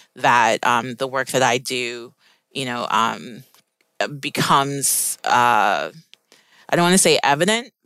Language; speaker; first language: English; native; English